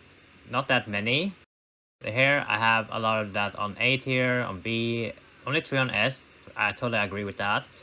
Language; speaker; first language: English; non-native, fluent; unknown